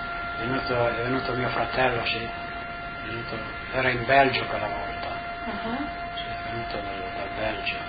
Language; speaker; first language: Italian; non-native, local second language; Slovenian